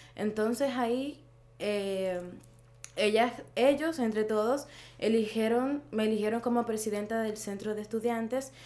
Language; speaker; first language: Spanish; native; Spanish